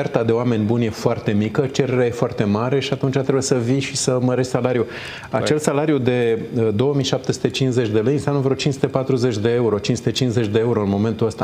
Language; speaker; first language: Romanian; native; Romanian